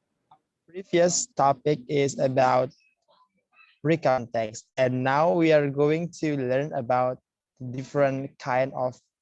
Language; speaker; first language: English; non-native, learner; Indonesian